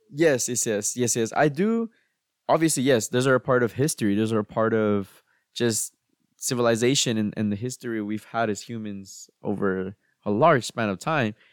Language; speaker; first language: English; native; English